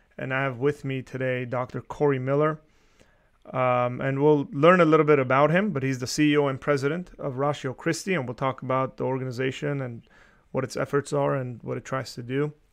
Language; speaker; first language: English; early bilingual, other home language; Armenian